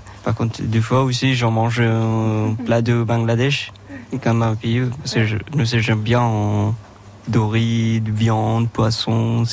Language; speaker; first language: French; non-native, learner; Bangla